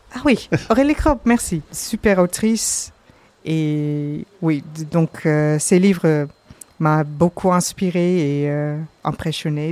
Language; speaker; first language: French; non-native, learner; Dutch